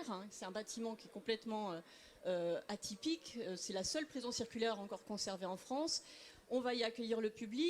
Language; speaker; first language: French; native; French